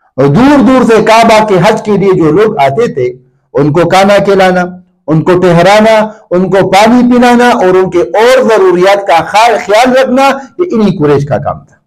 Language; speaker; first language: Urdu; non-native, local second language; Pashto